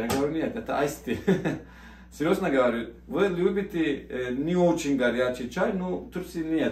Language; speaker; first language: Russian; non-native, learner; Turkish